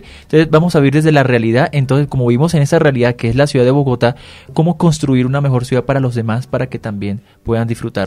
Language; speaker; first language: Spanish; native; Spanish